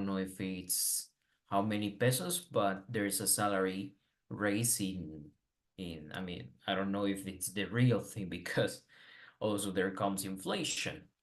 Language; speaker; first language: English; non-native, fluent; Spanish